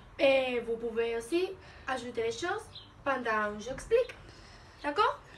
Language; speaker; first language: French; non-native, learner; Spanish